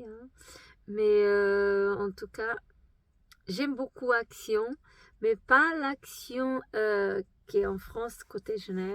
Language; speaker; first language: French; non-native, fluent; Portuguese